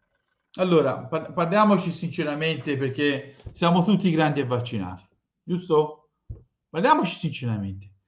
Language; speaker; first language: Italian; native; Italian